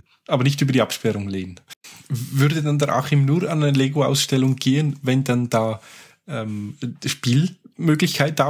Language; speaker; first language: German; native; German